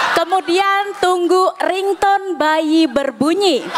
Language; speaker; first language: Indonesian; native; Indonesian